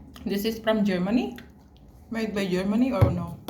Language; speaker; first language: English; non-native, local second language; Filipino